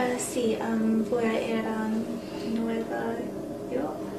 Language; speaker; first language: Spanish; non-native, learner; English